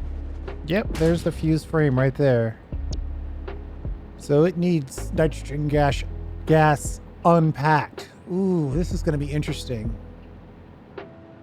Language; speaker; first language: English; native; English